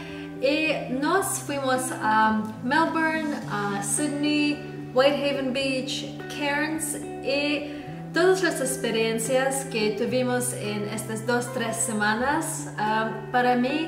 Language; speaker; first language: Spanish; non-native, fluent; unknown